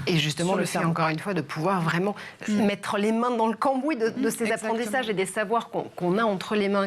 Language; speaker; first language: French; native; French